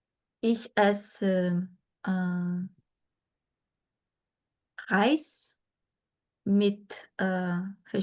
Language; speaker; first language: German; non-native, learner; Portuguese